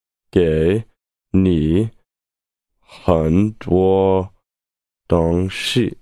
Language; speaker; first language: Chinese; non-native, learner; English